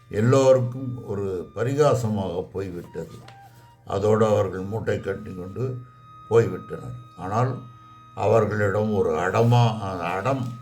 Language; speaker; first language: Tamil; native; Tamil